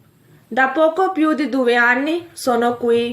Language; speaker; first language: Italian; non-native, fluent; Urdu